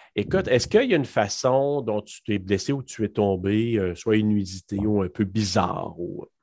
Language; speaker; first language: French; native; French